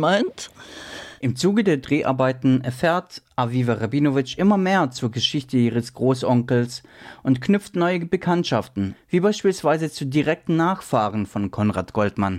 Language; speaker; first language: German; native; German